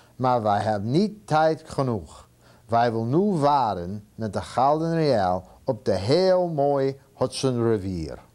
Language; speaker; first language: Dutch; non-native, learner; English